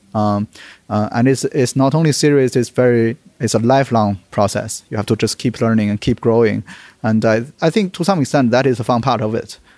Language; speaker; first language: English; non-native, fluent; Chinese